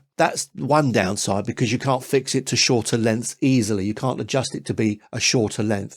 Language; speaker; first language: English; native; English